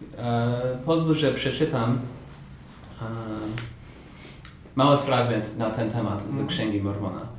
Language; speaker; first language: Polish; non-native, fluent; English